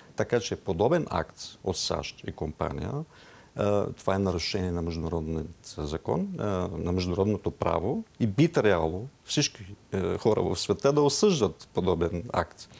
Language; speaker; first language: Bulgarian; non-native, fluent; Arabic